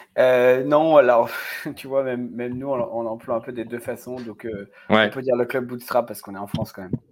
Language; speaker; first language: French; native; French